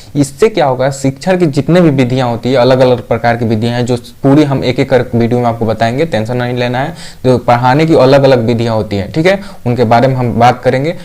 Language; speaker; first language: Hindi; native; Hindi